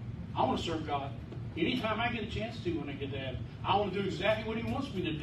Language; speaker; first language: English; native; English